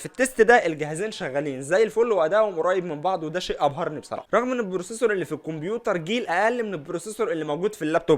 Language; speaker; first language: Arabic; native; Arabic